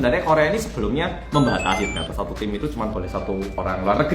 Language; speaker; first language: Indonesian; native; Indonesian